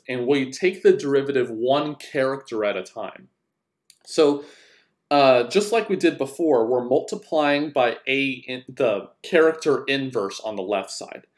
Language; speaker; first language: English; native; English